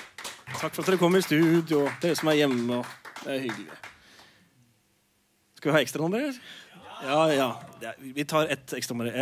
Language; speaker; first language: Norwegian; native; Norwegian